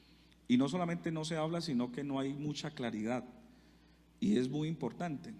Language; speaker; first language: Spanish; native; Spanish